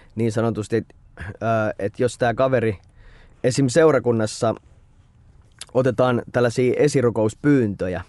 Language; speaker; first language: Finnish; native; Finnish